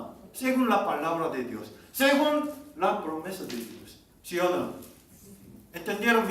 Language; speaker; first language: Spanish; non-native, learner; Korean